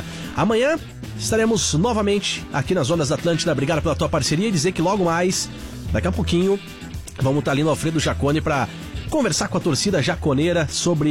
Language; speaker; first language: Portuguese; native; Portuguese